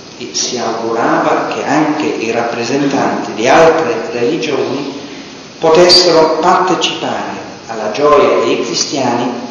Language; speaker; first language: Italian; non-native, fluent; English